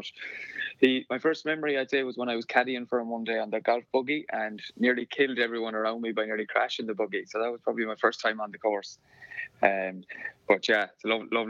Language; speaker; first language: English; native; English